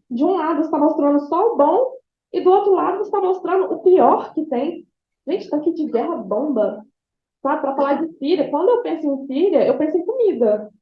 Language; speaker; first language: Portuguese; native; Portuguese